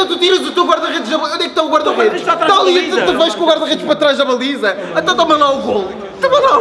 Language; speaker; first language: Portuguese; native; Portuguese